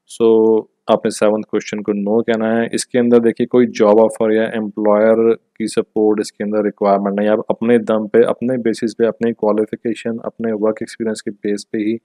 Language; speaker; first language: Hindi; non-native, local second language; Punjabi